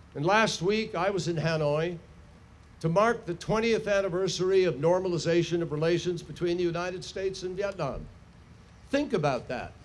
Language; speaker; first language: English; native; English